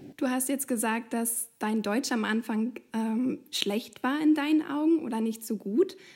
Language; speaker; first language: German; native; German